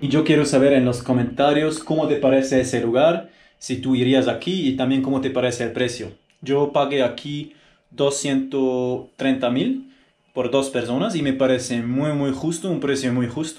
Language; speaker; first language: Spanish; non-native, fluent; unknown